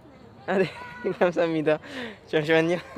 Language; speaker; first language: Korean; non-native, fluent; French